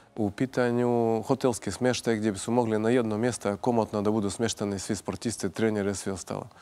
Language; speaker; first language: Croatian; non-native, fluent; Russian